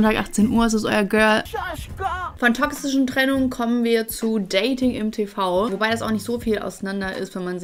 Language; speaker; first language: German; native; German